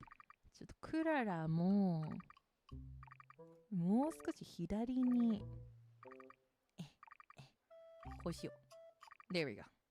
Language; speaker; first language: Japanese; native; Japanese